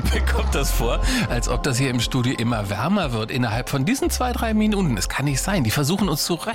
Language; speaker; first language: German; native; German